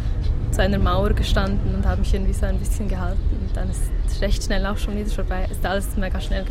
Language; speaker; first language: German; native; German